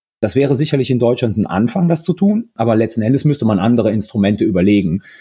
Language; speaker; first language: German; early bilingual, other home language; Italian